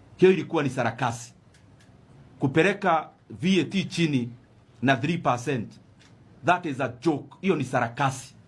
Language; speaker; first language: Swahili; non-native, local second language; Kikuyu